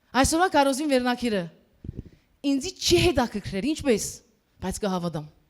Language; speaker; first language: Armenian; early bilingual, heritage; Armenian